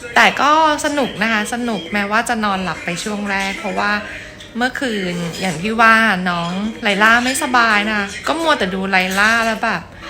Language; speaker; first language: Thai; native; Thai